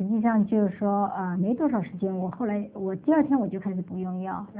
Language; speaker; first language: Chinese; native; Chinese